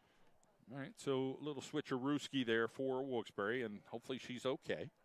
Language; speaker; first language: English; native; English